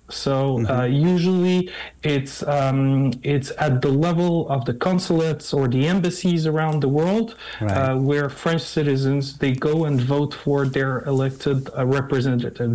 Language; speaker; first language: English; non-native, fluent; French